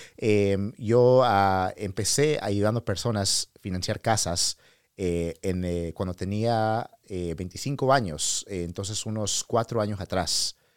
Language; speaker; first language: Spanish; early bilingual, heritage; Spanish